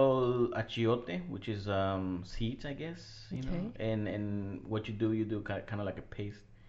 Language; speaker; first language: English; non-native, fluent; Spanish